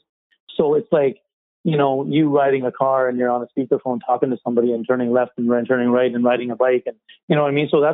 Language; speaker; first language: English; native; English